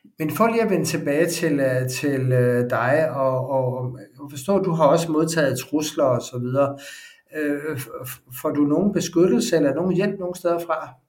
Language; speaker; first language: Danish; native; Danish